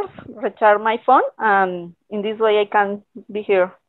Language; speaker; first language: English; non-native, learner; Spanish